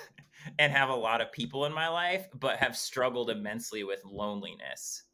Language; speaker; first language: English; native; English